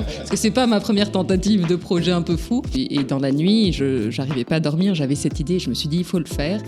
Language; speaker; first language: French; native; French